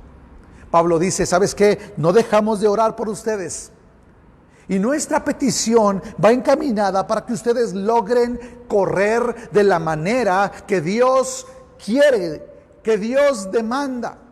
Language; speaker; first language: Spanish; native; Spanish